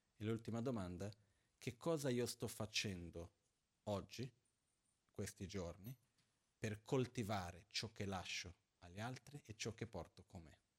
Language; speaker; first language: Italian; non-native, fluent; Portuguese